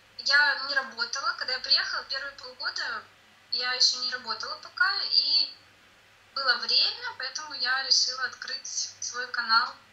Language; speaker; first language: Russian; native; Russian